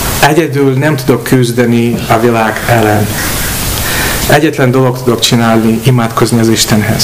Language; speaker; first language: Hungarian; non-native, fluent; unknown